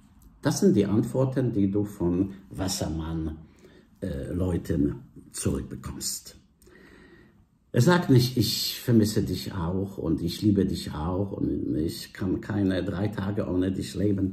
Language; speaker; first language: German; non-native, fluent; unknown